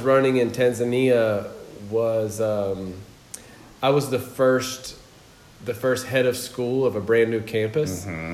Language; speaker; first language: English; native; English